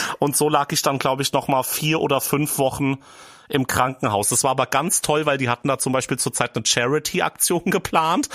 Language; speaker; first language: German; native; German